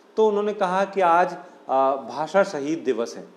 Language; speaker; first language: Hindi; non-native, local second language; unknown